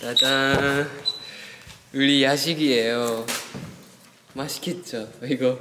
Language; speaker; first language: Korean; non-native, fluent; Japanese